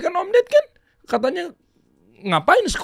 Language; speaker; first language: Indonesian; native; Indonesian